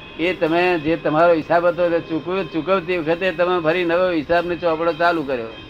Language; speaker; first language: Gujarati; native; Gujarati